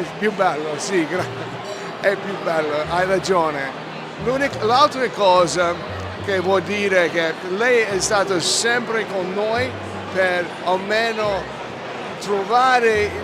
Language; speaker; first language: Italian; early bilingual, heritage; Italian